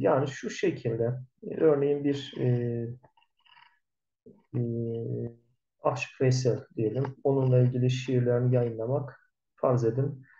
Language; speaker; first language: Turkish; native; Turkish